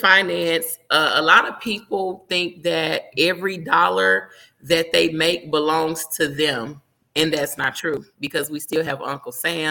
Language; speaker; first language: English; native; English